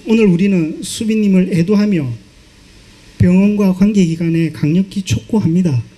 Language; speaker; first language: Korean; native; Korean